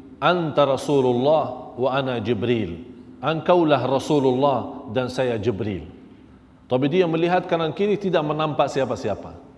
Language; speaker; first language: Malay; non-native, fluent; Arabic